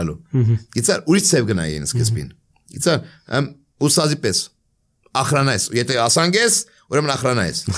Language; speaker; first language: Armenian; early bilingual, heritage; Armenian